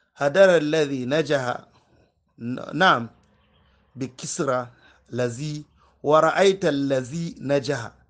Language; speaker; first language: Arabic; non-native, fluent; Hausa